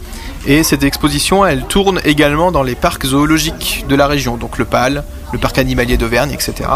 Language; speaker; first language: French; native; French